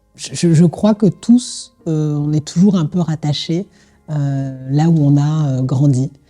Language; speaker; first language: French; native; French